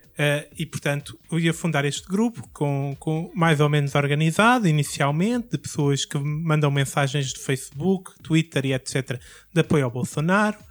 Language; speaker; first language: Portuguese; native; Portuguese